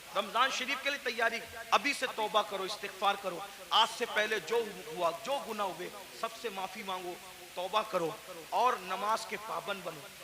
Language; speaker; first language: Urdu; native; Urdu